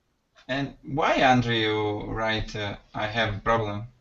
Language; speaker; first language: English; non-native, learner; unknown